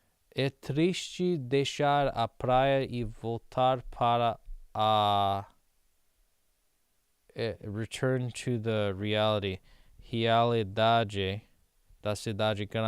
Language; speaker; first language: Portuguese; non-native, learner; English